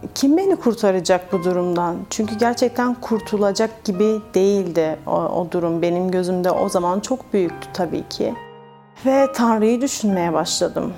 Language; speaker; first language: Turkish; native; Turkish